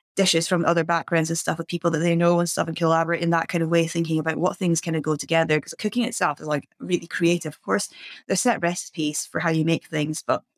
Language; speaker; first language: English; native; English